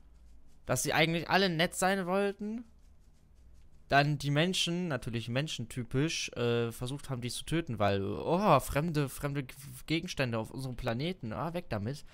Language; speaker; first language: German; native; German